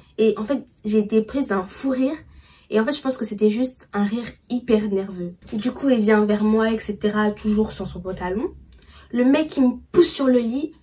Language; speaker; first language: French; early bilingual, other home language; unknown